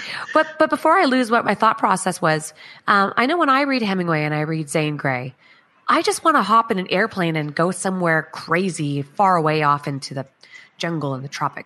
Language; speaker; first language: English; native; English